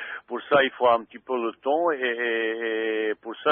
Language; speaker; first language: French; non-native, fluent; Bosnian